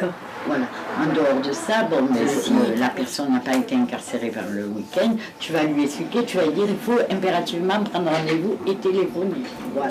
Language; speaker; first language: French; native; French